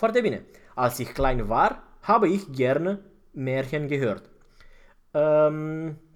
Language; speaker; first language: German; non-native, fluent; Romanian